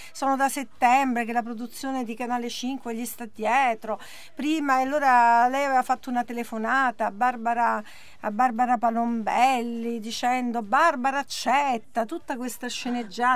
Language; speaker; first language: Italian; native; Italian